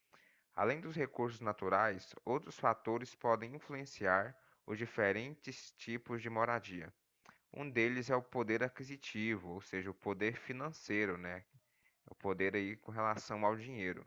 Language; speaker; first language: Portuguese; native; Portuguese